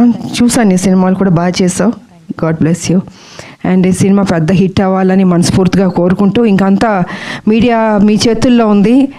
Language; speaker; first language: Telugu; native; Telugu